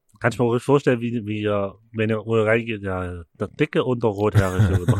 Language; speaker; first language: German; native; German